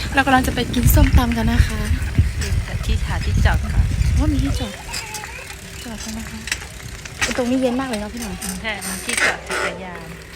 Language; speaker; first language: Thai; native; Thai